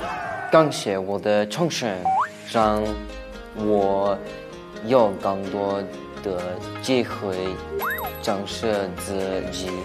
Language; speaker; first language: Chinese; non-native, learner; English